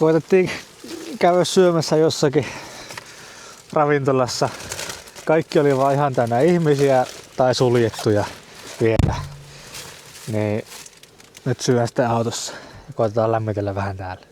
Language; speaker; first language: Finnish; native; Finnish